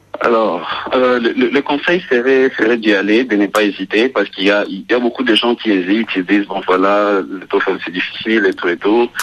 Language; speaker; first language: French; non-native, local second language; Lingala